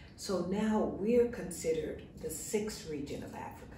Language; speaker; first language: English; native; English